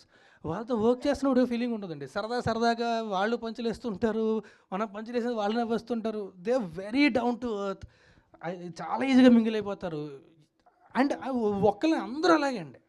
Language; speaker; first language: Telugu; native; Telugu